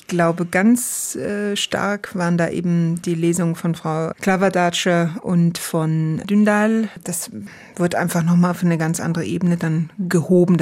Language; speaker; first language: German; native; German